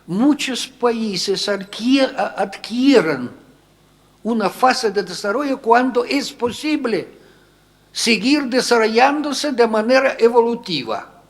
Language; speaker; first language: Spanish; non-native, fluent; Russian